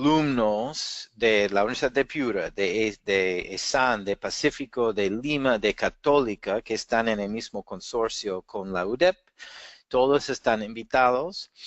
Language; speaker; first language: Spanish; non-native, fluent; English